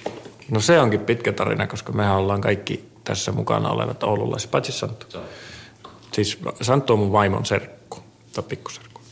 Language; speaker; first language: Finnish; native; Finnish